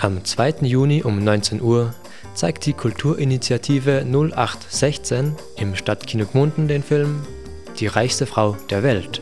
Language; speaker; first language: German; native; German